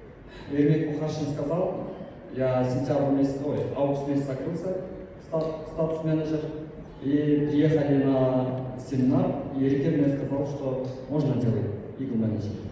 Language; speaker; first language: Russian; non-native, local second language; Kyrgyz